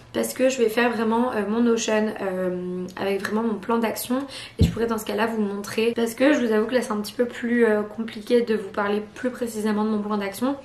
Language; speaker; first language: French; native; French